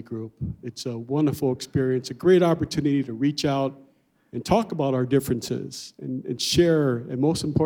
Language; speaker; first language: English; native; English